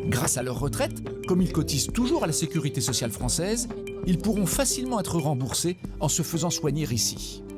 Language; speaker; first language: French; native; French